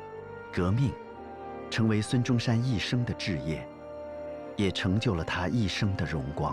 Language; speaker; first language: Chinese; native; Chinese